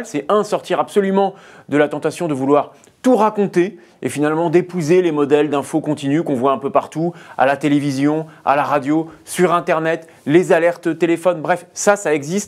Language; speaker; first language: French; native; French